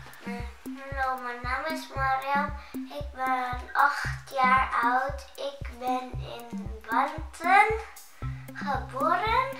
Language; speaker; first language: Dutch; early bilingual, other home language; Indonesian